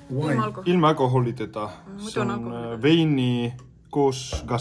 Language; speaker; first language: Estonian; non-native, learner; Spanish